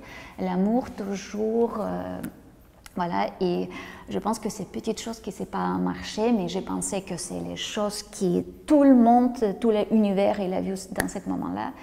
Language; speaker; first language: French; non-native, learner; Russian